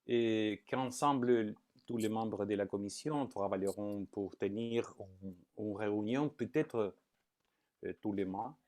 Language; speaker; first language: French; non-native, fluent; Spanish